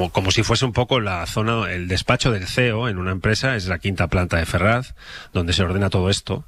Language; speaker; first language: Spanish; native; Spanish